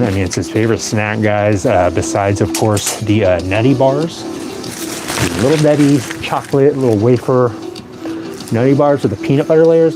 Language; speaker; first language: English; native; English